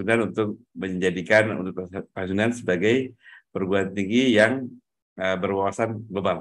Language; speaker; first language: Indonesian; native; Indonesian